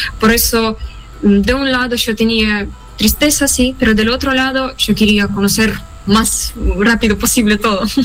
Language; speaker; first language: Spanish; non-native, fluent; Russian